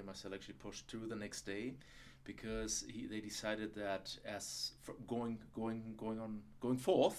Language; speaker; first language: English; non-native, fluent; German